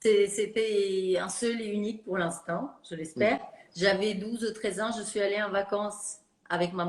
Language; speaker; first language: French; non-native, fluent; Russian